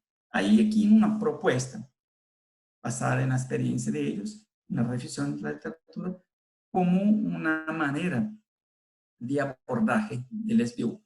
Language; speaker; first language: Spanish; non-native, fluent; Portuguese